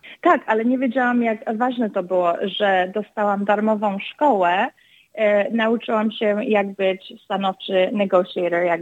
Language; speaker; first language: Polish; early bilingual, other home language; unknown